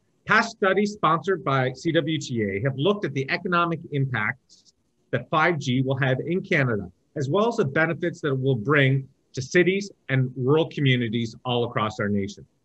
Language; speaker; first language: English; native; English